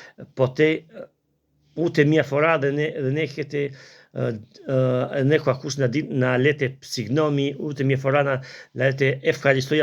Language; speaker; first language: Greek; non-native, learner; Albanian